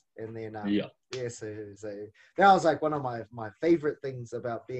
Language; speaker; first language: English; non-native, local second language; Māori